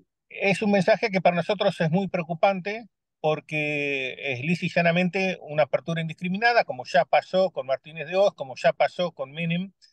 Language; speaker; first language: Spanish; native; Spanish